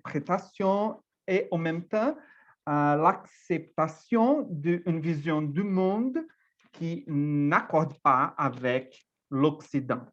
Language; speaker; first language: French; non-native, fluent; Portuguese